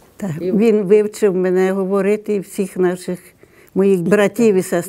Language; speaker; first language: Ukrainian; early bilingual, heritage; Ukrainian